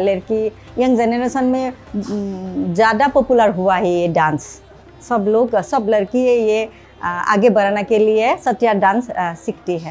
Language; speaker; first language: Hindi; non-native, local second language; Assamese